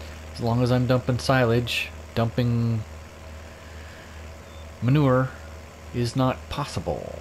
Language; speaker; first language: English; native; English